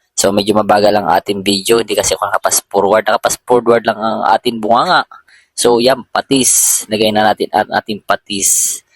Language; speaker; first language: Filipino; non-native, local second language; Bikol